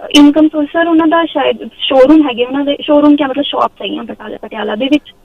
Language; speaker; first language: Punjabi; non-native, local second language; Hindi